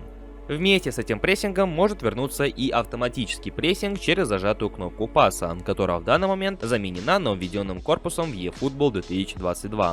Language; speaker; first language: Russian; native; Russian